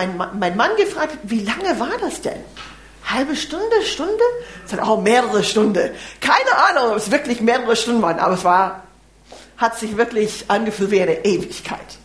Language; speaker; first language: German; non-native, fluent; English